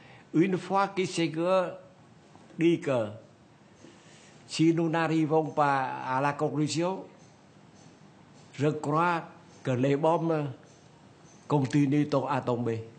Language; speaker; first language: French; non-native, learner; Vietnamese